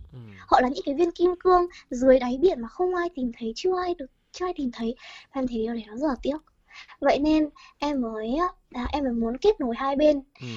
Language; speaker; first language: Vietnamese; early bilingual, heritage; Vietnamese